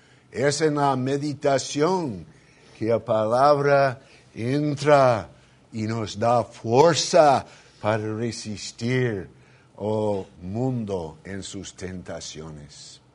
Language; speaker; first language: Spanish; non-native, fluent; English